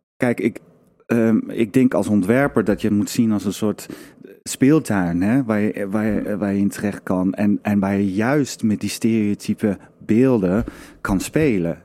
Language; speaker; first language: Dutch; non-native, fluent; Danish